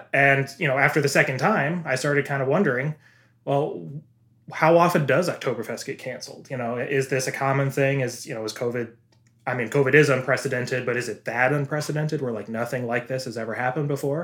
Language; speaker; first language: English; native; English